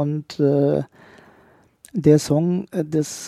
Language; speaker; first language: German; native; German